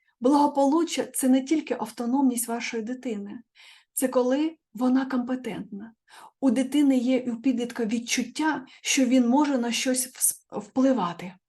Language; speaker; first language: Ukrainian; non-native, local second language; Russian